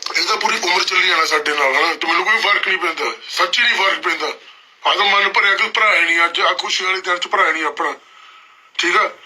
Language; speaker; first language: Punjabi; early bilingual, heritage; Punjabi